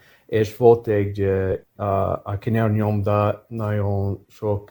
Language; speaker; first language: Hungarian; early bilingual, heritage; English